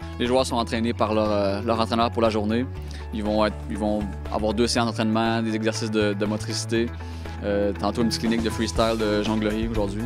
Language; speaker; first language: French; native; French